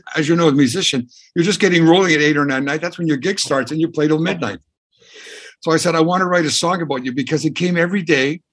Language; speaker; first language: English; native; English